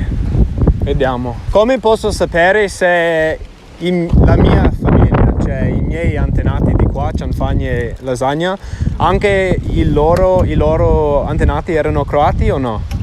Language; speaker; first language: Italian; non-native, fluent; English